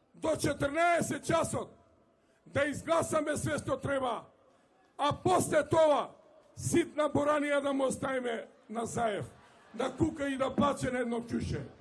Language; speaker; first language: Macedonian; non-native, local second language; Romany